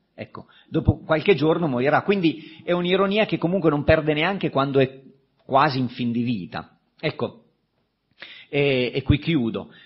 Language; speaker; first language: Italian; native; Italian